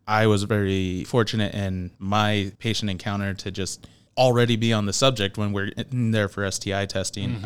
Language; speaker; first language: English; native; English